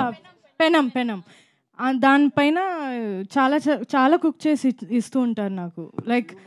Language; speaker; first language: Telugu; non-native, fluent; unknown